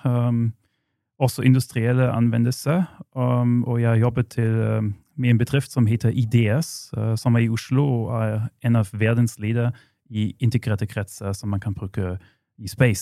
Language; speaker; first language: Norwegian; non-native, fluent; German